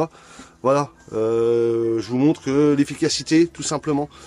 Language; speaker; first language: French; native; French